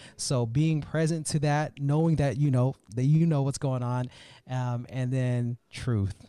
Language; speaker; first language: English; native; English